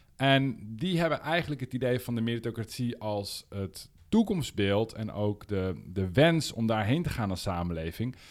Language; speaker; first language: Dutch; native; Dutch